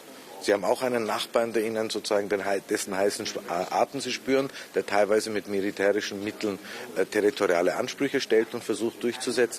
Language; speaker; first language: German; native; German